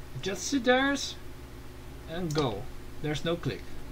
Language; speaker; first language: English; non-native, fluent; Portuguese